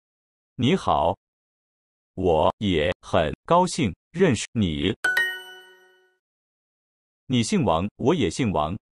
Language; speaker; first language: Chinese; non-native, learner; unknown